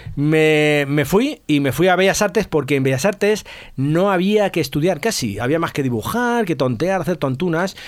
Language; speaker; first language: Spanish; native; Spanish